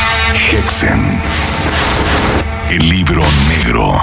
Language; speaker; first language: Spanish; native; Spanish